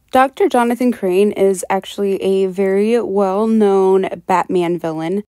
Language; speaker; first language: English; native; English